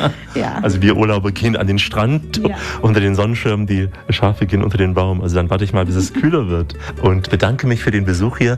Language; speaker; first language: German; native; German